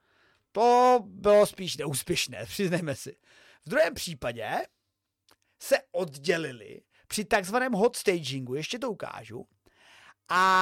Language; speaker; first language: Czech; native; Czech